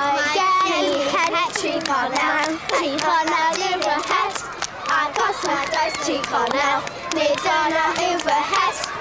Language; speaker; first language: Welsh; non-native, local second language; English